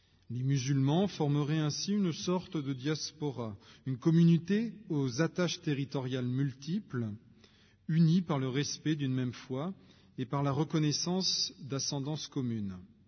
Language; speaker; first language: French; native; French